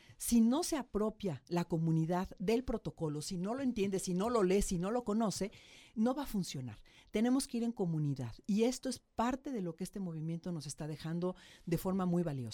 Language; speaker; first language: Spanish; native; Spanish